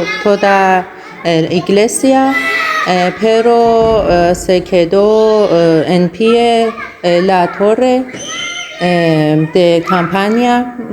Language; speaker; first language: Spanish; non-native, learner; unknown